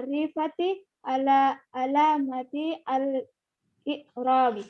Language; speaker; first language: Arabic; non-native, learner; Indonesian